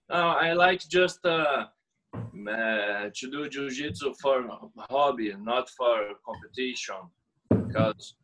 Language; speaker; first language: English; non-native, learner; Portuguese